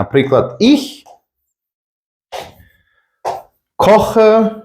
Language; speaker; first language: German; non-native, fluent; Ukrainian